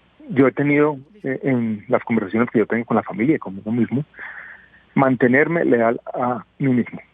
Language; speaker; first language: Spanish; native; Spanish